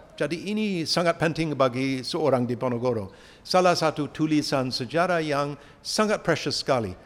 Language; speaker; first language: Malay; non-native, fluent; English